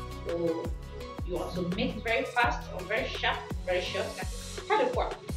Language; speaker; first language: English; non-native, local second language; Yoruba